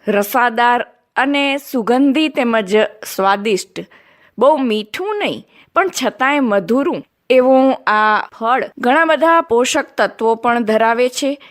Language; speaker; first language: Gujarati; non-native, local second language; Kachhi